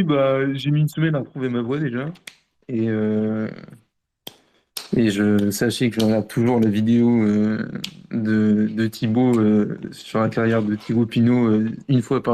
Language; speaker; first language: French; native; French